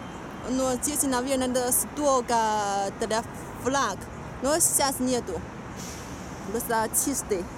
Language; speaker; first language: Russian; non-native, learner; Chinese